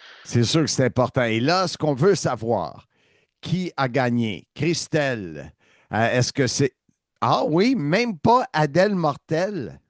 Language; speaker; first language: French; native; French